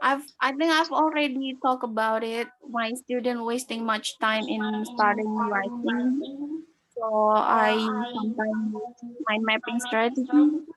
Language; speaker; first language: English; non-native, learner; Indonesian